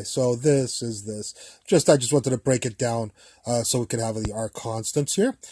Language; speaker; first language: English; native; English